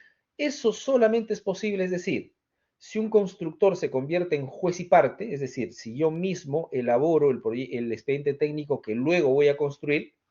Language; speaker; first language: Spanish; native; Spanish